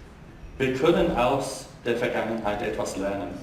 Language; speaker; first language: German; non-native, fluent; English